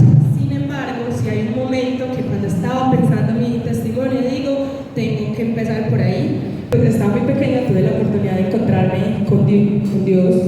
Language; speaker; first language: Spanish; native; Spanish